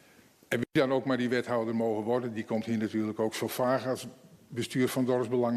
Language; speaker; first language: Dutch; non-native, local second language; Western Frisian